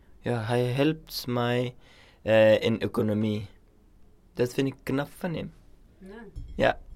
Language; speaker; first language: Dutch; non-native, learner; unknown